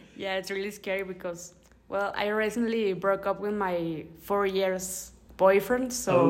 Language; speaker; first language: English; non-native, learner; Spanish